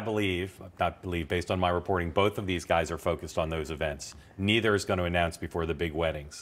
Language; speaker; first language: English; native; English